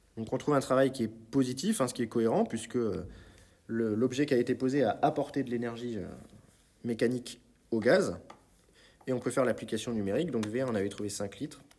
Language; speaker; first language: French; native; French